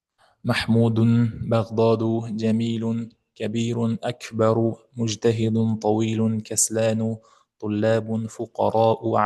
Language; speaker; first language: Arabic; non-native, fluent; Uzbek